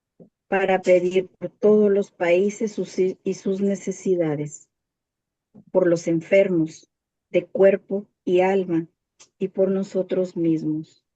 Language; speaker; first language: Spanish; native; Spanish